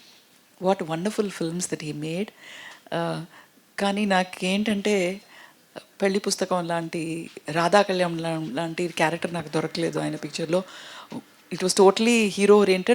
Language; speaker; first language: Telugu; non-native, fluent; Tamil